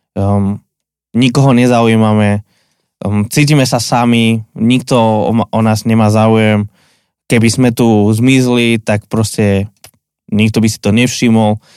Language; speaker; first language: Slovak; non-native, fluent; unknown